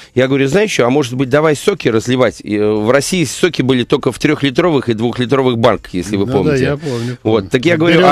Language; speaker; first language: Russian; native; Russian